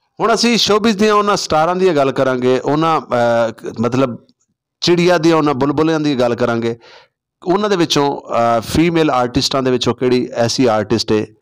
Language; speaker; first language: Punjabi; non-native, local second language; Saraiki